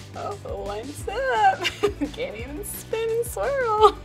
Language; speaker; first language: English; native; English